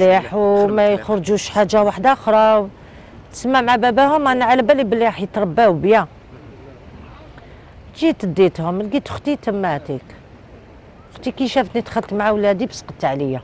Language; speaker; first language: Arabic; native; Arabic